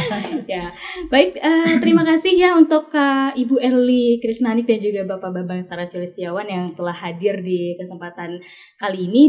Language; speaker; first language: Indonesian; native; Indonesian